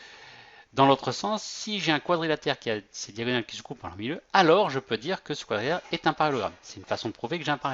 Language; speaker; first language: French; native; French